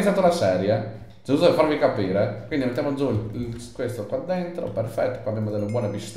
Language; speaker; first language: Italian; native; Italian